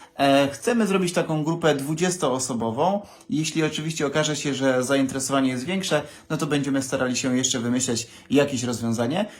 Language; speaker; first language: Polish; native; Polish